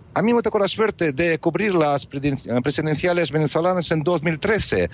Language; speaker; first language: Spanish; non-native, fluent; Russian